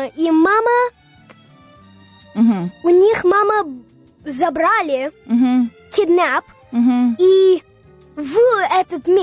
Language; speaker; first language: Russian; early bilingual, heritage; Russian